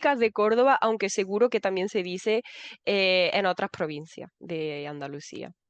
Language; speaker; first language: Spanish; native; Spanish